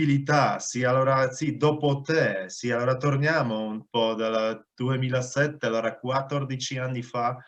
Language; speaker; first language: Italian; non-native, fluent; Polish